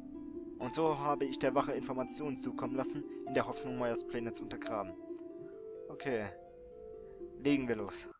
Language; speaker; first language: German; native; German